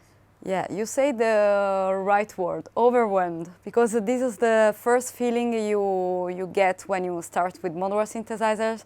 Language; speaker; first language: English; non-native, fluent; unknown